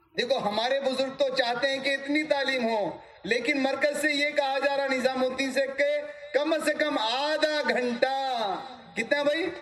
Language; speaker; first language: Urdu; native; Urdu